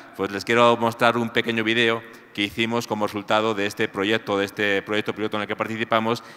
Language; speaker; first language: Spanish; native; Spanish